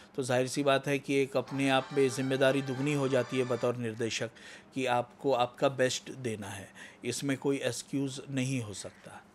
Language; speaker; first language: Hindi; non-native, local second language; Marathi